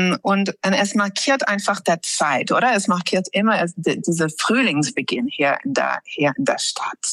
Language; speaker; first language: German; non-native, fluent; English